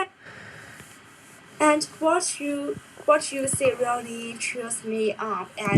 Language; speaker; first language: English; non-native, learner; Chinese